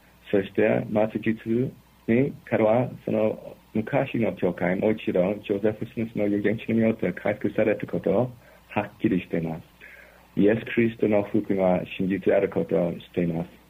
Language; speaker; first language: Japanese; non-native, fluent; English